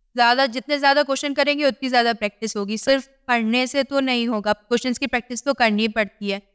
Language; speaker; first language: Hindi; native; Hindi